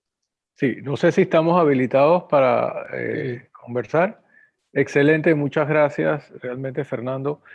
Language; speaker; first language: Spanish; native; Spanish